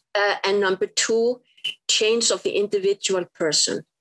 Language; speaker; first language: English; non-native, fluent; Icelandic